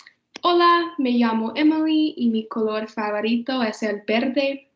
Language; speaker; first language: Spanish; non-native, learner; English